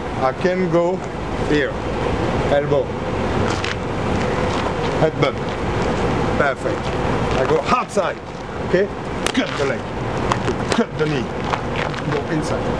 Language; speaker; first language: English; non-native, learner; French